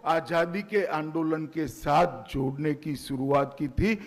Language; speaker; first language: Hindi; non-native, local second language; Gujarati